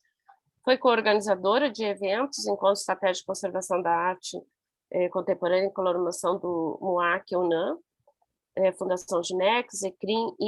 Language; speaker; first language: Portuguese; non-native, learner; Spanish